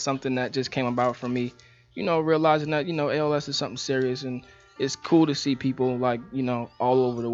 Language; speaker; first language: English; native; English